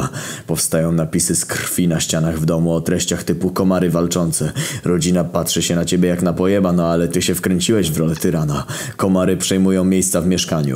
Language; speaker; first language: Polish; native; Polish